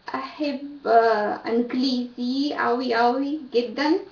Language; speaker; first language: Arabic; non-native, learner; Ukrainian